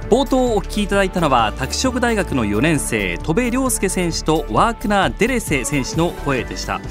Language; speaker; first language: Japanese; native; Japanese